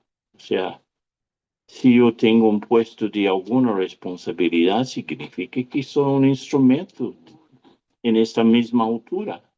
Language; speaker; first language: Spanish; non-native, fluent; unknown